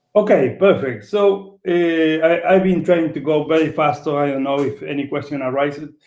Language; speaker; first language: English; non-native, fluent; Spanish